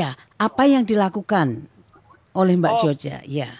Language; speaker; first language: Indonesian; native; Indonesian